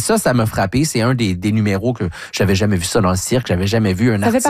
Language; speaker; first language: French; native; French